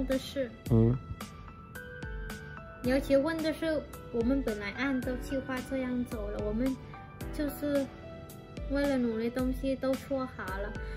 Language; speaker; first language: Chinese; non-native, fluent; Vietnamese